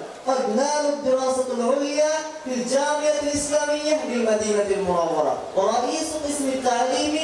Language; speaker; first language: Arabic; non-native, learner; Bangla